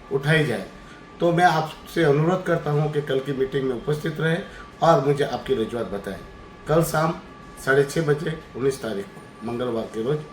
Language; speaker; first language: Hindi; non-native, local second language; Gujarati